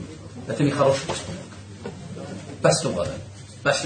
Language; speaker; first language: Russian; non-native, learner; Azerbaijani